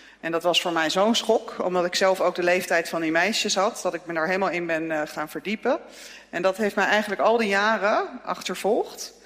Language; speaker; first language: Dutch; native; Dutch